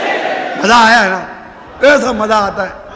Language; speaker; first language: Urdu; native; Urdu